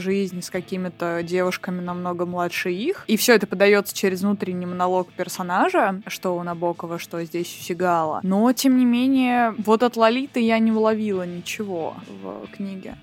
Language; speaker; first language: Russian; native; Russian